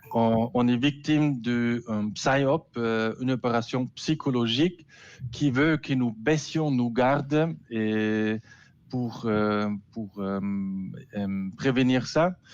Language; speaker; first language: French; non-native, learner; German